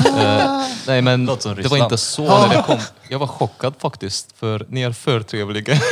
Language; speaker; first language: Swedish; non-native, fluent; Russian